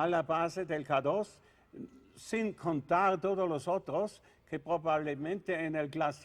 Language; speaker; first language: Spanish; non-native, learner; Italian